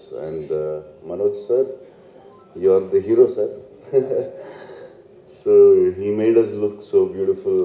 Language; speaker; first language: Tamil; non-native, learner; Telugu